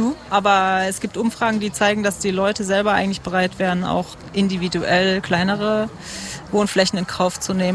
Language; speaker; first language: German; native; German